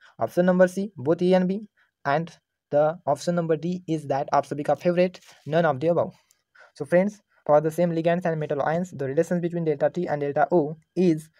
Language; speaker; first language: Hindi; non-native, local second language; Marathi